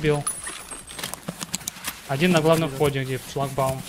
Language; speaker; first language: Russian; native; Russian